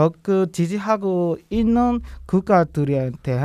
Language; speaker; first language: Korean; non-native, learner; Burmese